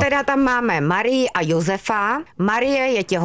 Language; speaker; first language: Czech; native; Czech